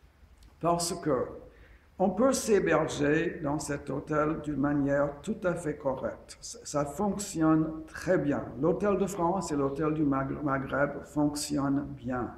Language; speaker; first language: French; non-native, fluent; English